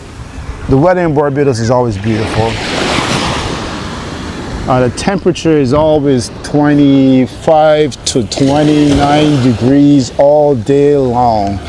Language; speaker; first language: English; native; English